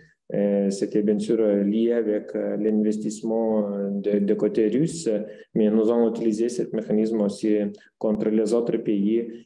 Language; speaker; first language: French; non-native, fluent; Lithuanian